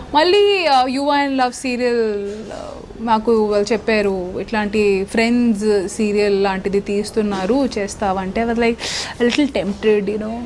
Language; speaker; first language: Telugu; non-native, local second language; Hindi